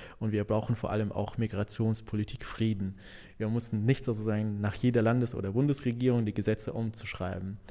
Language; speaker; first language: German; non-native, fluent; Arabic